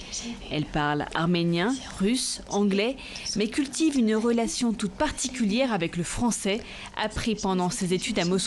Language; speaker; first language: French; native; French